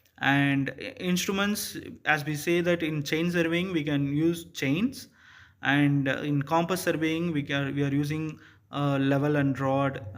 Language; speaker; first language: English; non-native, local second language; Tamil